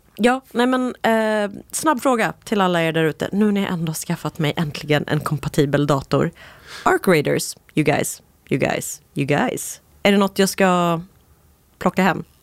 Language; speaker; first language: Swedish; native; Swedish